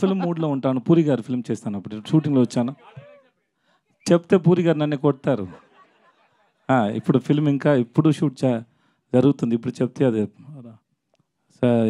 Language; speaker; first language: Telugu; non-native, learner; Tamil